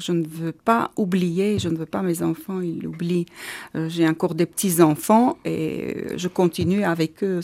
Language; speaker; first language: French; non-native, learner; Armenian